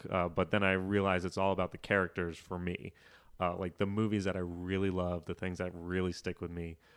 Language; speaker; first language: English; native; English